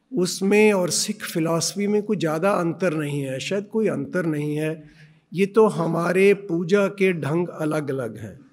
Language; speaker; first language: Hindi; non-native, local second language; Punjabi